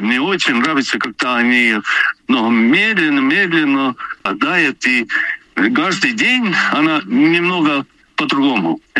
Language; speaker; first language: Russian; non-native, learner; Lithuanian